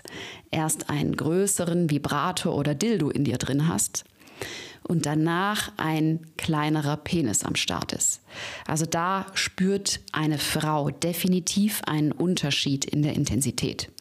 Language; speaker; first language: German; native; German